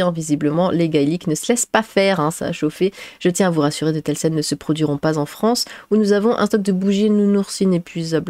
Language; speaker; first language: French; native; French